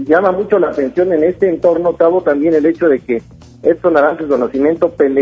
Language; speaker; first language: Spanish; native; Spanish